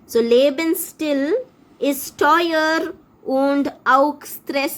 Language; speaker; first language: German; non-native, fluent; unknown